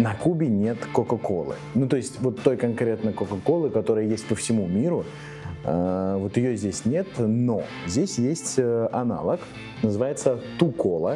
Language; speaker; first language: Russian; native; Russian